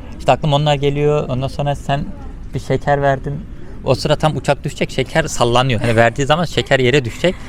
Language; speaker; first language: Turkish; native; Turkish